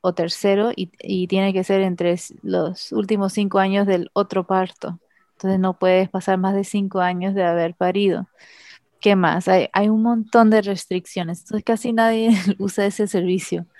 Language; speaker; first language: Spanish; early bilingual, heritage; Spanish